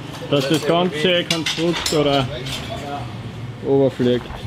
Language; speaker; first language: German; native; German